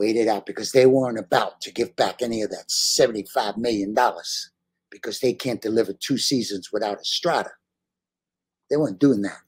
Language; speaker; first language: English; early bilingual, other home language; Spanish